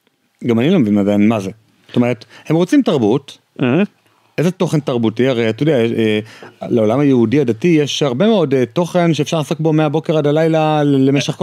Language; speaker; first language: Hebrew; native; Hebrew